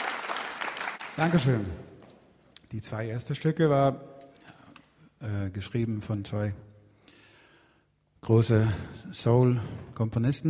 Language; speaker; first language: German; non-native, learner; Swedish